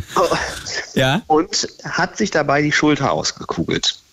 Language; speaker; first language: German; native; German